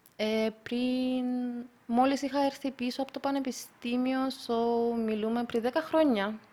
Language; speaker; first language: Greek; early bilingual, other home language; Russian